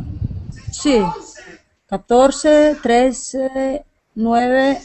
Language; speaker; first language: Spanish; non-native, learner; Portuguese